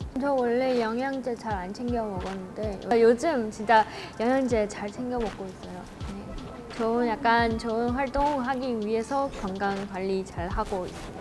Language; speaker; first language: Korean; non-native, fluent; Chinese